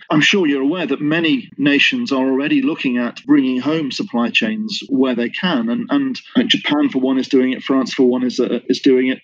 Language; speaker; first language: English; native; English